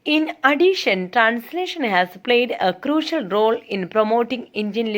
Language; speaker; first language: English; non-native, local second language; Malayalam